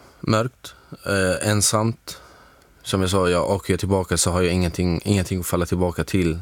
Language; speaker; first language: Swedish; non-native, fluent; Arabic